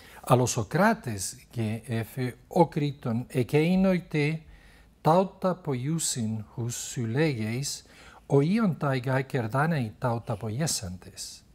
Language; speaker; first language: Greek; non-native, fluent; Spanish